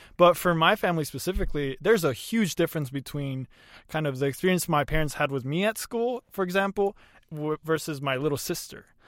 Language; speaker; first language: English; early bilingual, other home language; Spanish